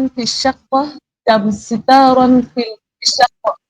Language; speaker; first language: Arabic; non-native, learner; Bangla